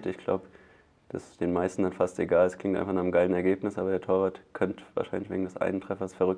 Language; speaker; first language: German; native; German